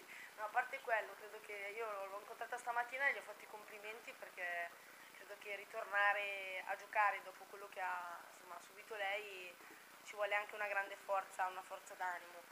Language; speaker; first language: Italian; native; Italian